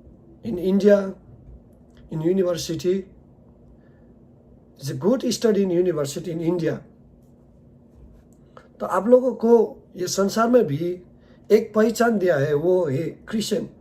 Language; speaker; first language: Hindi; non-native, learner; Nepali